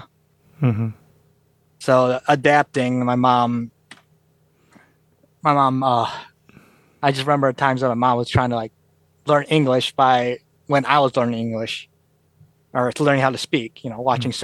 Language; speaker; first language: English; native; English